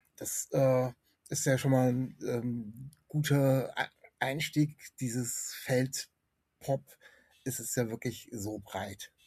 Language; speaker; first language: German; native; German